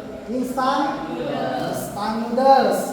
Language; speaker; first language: English; non-native, learner; Indonesian